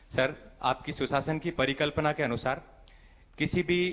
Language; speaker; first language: Hindi; native; Hindi